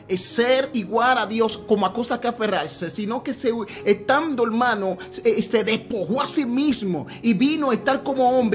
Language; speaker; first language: Spanish; native; Spanish